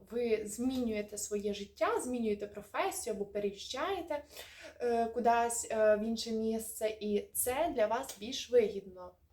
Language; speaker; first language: Ukrainian; non-native, local second language; Russian